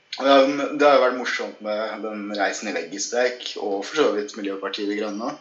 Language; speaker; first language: Norwegian; native; Norwegian